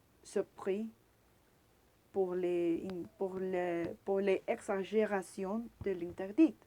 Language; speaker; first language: French; non-native, learner; Spanish